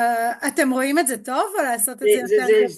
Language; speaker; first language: Hebrew; native; Hebrew